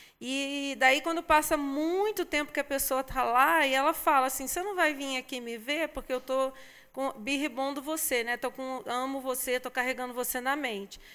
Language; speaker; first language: Portuguese; native; Portuguese